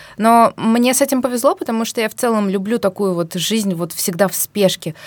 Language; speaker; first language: Russian; native; Russian